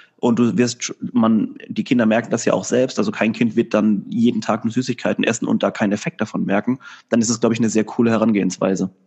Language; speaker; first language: German; native; German